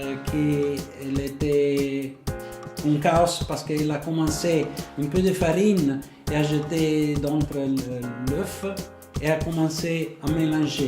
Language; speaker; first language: French; non-native, fluent; Italian